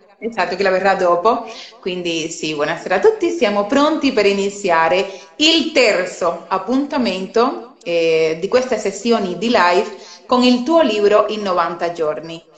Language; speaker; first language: Italian; non-native, fluent; Spanish